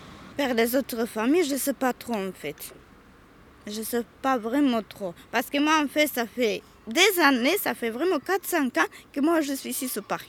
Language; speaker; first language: French; non-native, learner; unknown